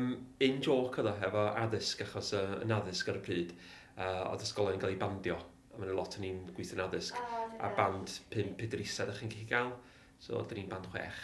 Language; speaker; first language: Welsh; native; Welsh